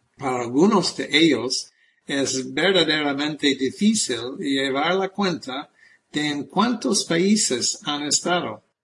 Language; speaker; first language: Spanish; non-native, fluent; English